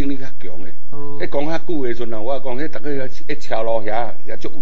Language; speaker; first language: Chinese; non-native, local second language; Min Nan Chinese